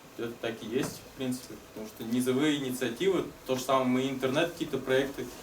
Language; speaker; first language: Russian; native; Russian